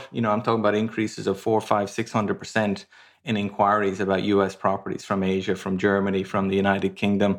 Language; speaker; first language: English; native; English